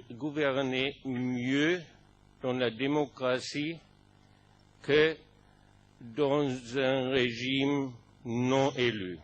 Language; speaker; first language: French; non-native, fluent; German